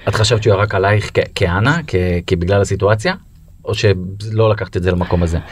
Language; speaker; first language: Hebrew; native; Hebrew